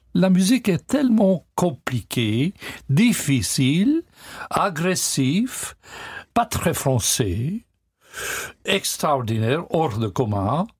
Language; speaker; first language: French; non-native, learner; English